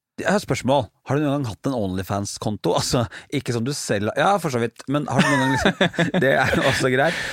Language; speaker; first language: Norwegian; native; Norwegian